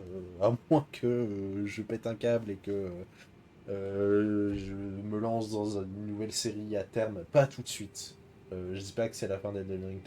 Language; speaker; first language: French; native; French